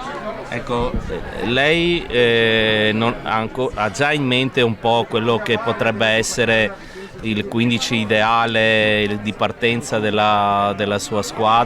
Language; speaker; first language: Italian; native; Italian